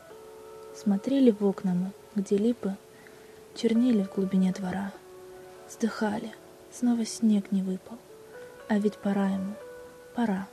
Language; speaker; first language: Russian; native; Russian